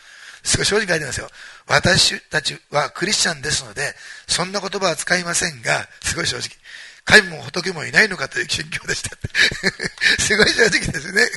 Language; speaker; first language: Japanese; native; Japanese